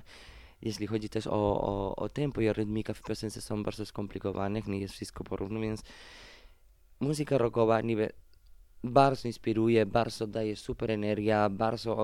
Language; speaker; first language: Polish; non-native, fluent; Spanish